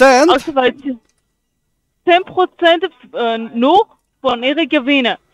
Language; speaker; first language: German; non-native, learner; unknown